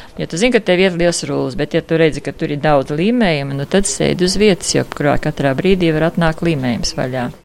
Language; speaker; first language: Latvian; native; Latvian